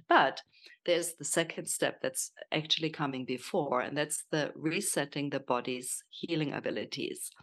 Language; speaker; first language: English; non-native, fluent; German